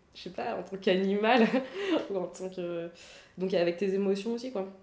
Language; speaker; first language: French; native; French